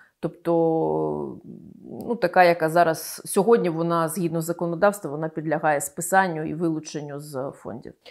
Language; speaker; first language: Ukrainian; native; Ukrainian